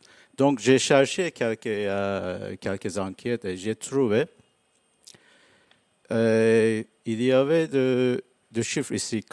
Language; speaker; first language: French; non-native, learner; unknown